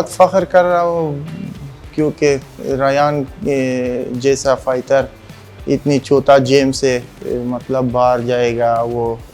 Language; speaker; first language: Hindi; non-native, learner; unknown